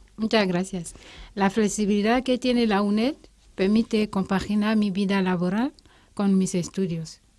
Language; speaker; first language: Spanish; non-native, fluent; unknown